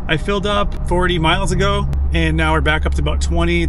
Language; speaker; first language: English; native; English